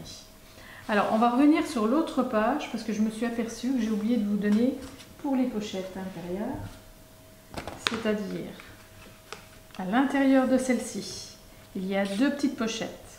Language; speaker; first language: French; native; French